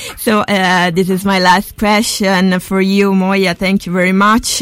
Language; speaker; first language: English; non-native, fluent; Italian